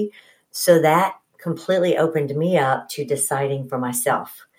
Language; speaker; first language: English; native; English